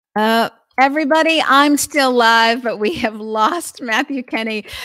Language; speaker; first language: English; native; English